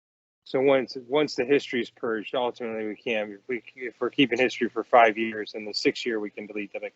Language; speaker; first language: English; native; English